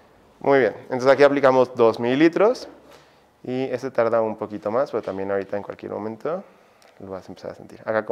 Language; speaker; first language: Spanish; native; Spanish